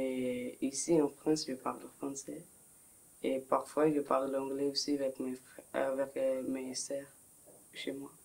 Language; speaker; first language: French; non-native, learner; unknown